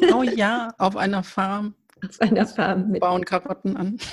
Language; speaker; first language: German; early bilingual, other home language; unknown